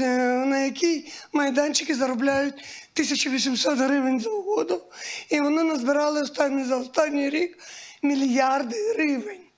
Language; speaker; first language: Ukrainian; native; Ukrainian